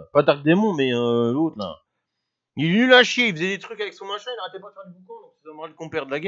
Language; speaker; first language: French; native; French